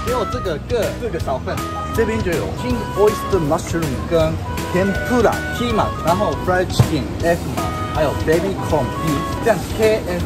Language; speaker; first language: Chinese; non-native, fluent; Japanese